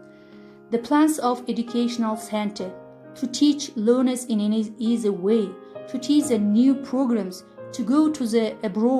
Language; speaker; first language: English; non-native, fluent; Kyrgyz